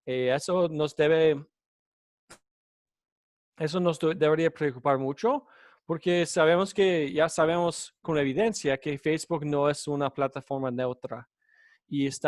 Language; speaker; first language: Spanish; non-native, fluent; English